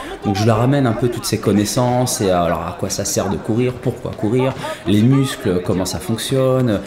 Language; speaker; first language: French; native; French